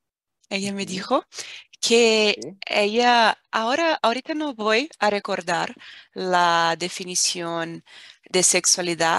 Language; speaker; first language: Spanish; non-native, fluent; Portuguese